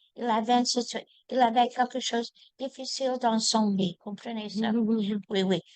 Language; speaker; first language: French; non-native, learner; English